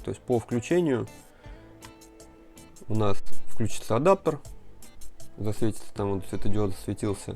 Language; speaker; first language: Russian; native; Russian